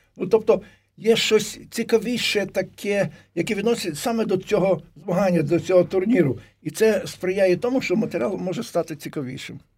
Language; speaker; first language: Ukrainian; native; Ukrainian